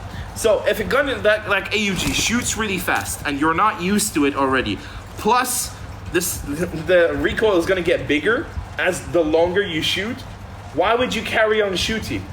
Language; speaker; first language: English; native; English